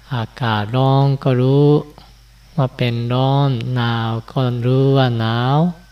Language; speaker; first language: Thai; non-native, fluent; Japanese